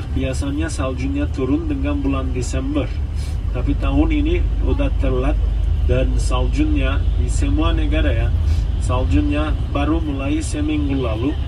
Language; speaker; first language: Indonesian; non-native, fluent; Turkish